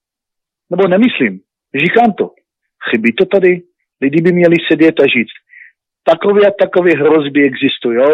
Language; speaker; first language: Czech; non-native, learner; Hebrew